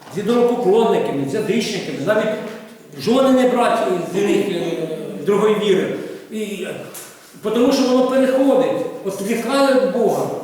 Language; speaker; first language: Ukrainian; non-native, local second language; Russian